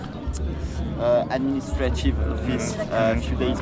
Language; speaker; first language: English; non-native, fluent; French